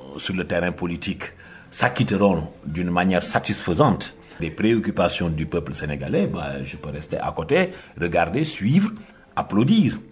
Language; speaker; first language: French; non-native, local second language; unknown